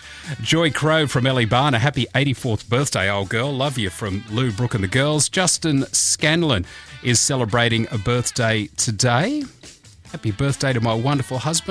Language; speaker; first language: English; native; English